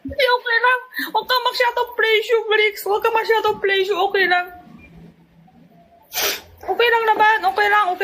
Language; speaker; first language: Filipino; non-native, learner; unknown